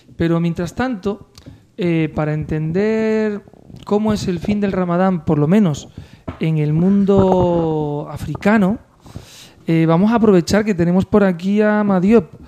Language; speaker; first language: Spanish; native; Spanish